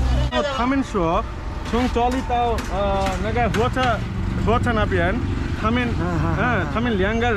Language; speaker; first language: Chinese; non-native, learner; Bangla